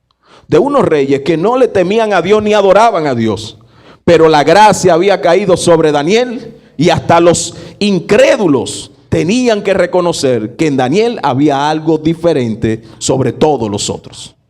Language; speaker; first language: Spanish; native; Spanish